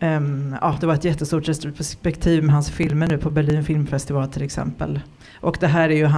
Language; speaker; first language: Swedish; native; Swedish